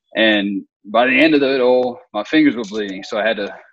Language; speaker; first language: English; native; English